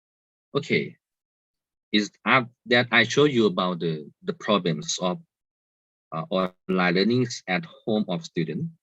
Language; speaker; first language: English; non-native, learner; Thai